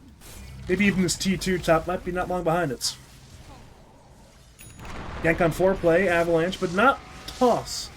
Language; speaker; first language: English; native; English